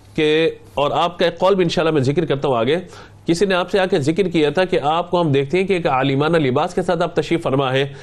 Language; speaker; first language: Urdu; native; Urdu